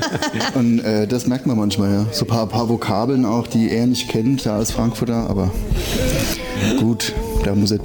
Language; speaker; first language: German; native; German